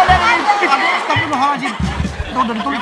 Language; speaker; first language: Indonesian; native; Indonesian